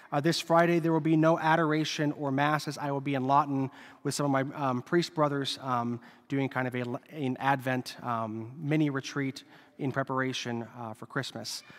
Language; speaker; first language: English; native; English